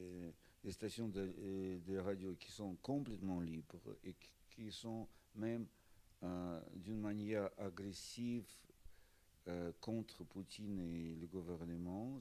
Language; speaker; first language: French; non-native, fluent; Russian